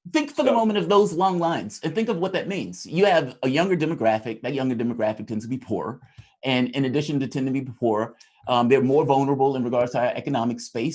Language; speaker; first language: English; native; English